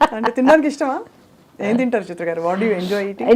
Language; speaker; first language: Telugu; native; Telugu